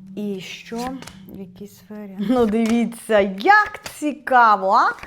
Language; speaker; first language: Ukrainian; non-native, local second language; Russian